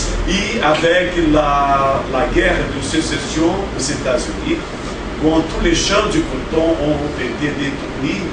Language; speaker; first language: French; non-native, fluent; Portuguese